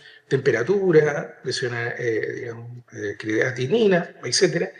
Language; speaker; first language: Spanish; native; Spanish